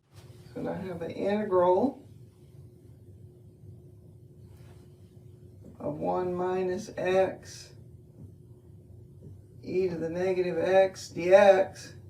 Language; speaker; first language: English; native; English